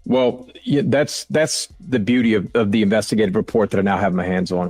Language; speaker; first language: English; native; English